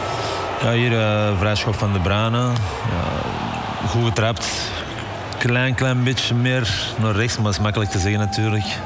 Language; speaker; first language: Dutch; native; Dutch